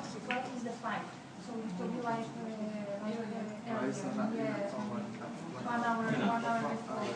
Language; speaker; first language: English; non-native, learner; Polish